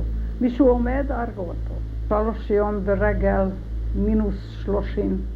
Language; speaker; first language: Hebrew; non-native, learner; Hungarian